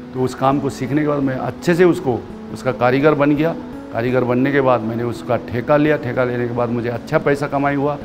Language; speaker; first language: Hindi; early bilingual, other home language; Nepali